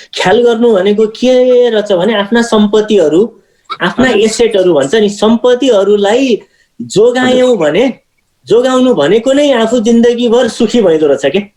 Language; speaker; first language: Nepali; native; Nepali